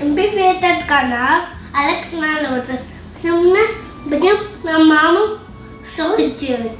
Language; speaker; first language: Russian; early bilingual, heritage; Russian